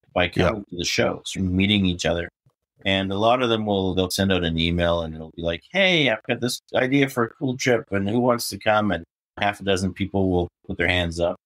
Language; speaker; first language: English; native; English